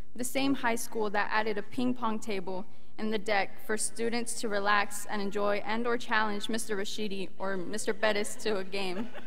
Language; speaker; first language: English; early bilingual, other home language; Spanish